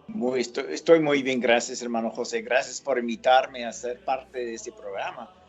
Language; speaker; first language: Spanish; non-native, fluent; English